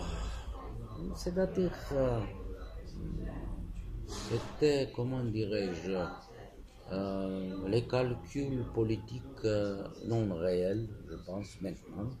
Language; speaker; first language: French; non-native, fluent; Armenian